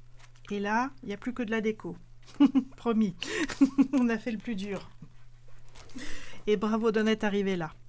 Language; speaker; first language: French; native; French